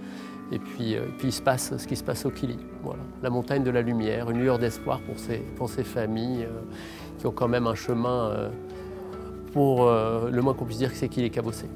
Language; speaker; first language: French; native; French